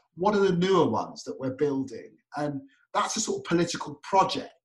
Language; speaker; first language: English; native; English